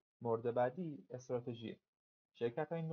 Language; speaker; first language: Persian; native; Persian